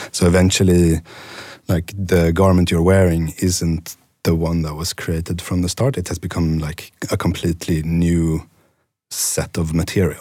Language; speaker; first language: English; non-native, fluent; Swedish